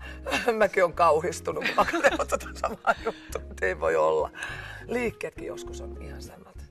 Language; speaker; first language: Finnish; native; Finnish